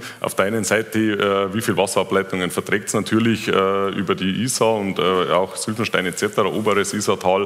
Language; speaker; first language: German; native; German